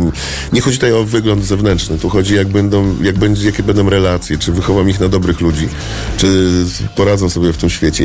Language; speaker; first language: Polish; native; Polish